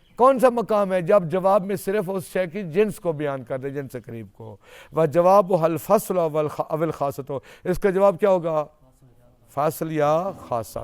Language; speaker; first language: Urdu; non-native, local second language; Saraiki